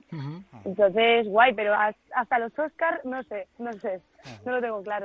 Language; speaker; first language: Spanish; native; Spanish